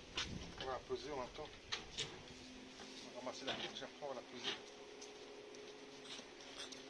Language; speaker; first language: French; native; French